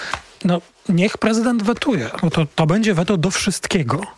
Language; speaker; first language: Polish; native; Polish